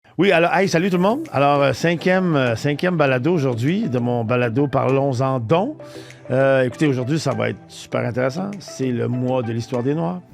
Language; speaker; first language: French; native; French